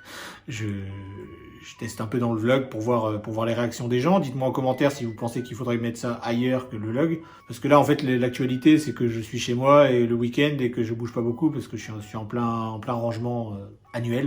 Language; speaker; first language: French; native; French